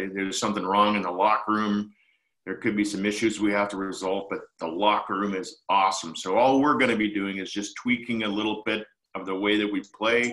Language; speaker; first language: English; native; English